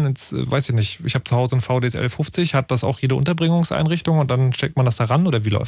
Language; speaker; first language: German; native; German